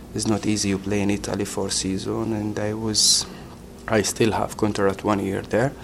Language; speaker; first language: English; non-native, learner; Arabic